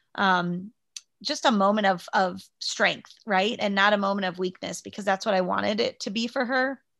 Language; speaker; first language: English; native; English